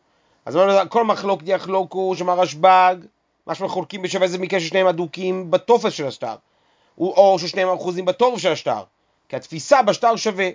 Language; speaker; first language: Hebrew; native; Hebrew